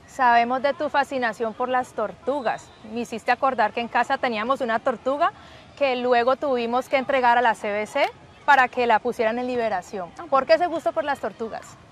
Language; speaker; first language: Spanish; native; Spanish